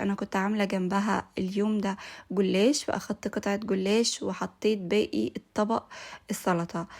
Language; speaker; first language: Arabic; native; Arabic